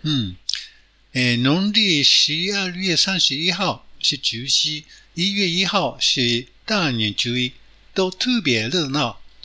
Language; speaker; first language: Chinese; non-native, fluent; Japanese